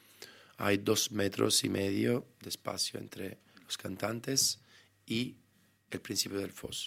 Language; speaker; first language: Spanish; non-native, fluent; Italian